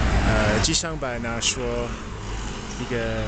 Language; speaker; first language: Chinese; non-native, learner; English